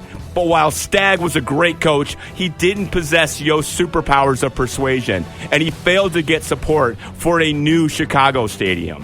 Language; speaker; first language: English; native; English